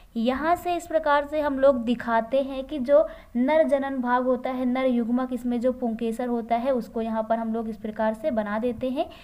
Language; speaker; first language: Hindi; native; Hindi